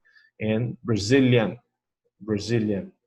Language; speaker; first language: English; non-native, fluent; Portuguese